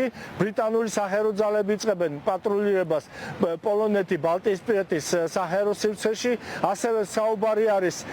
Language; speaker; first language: Georgian; native; Georgian